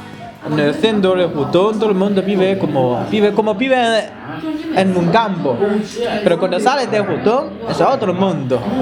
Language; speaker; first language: Spanish; non-native, learner; Chinese